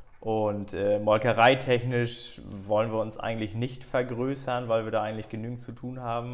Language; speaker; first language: German; native; German